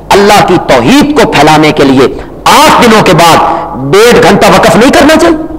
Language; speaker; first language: Urdu; non-native, local second language; Punjabi